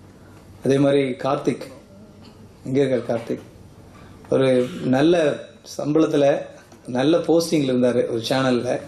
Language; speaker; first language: Tamil; native; Tamil